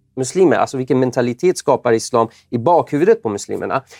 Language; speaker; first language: Swedish; non-native, fluent; Persian